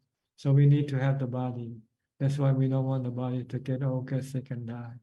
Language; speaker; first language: English; non-native, fluent; Thai